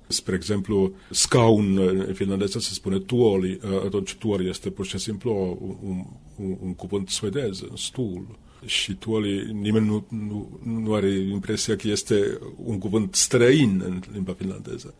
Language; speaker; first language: Romanian; non-native, fluent; Finnish